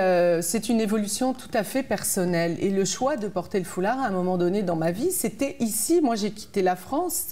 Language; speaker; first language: French; native; French